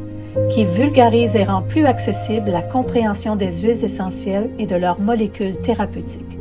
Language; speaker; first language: French; native; French